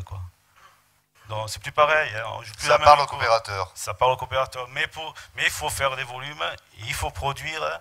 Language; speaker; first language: French; native; French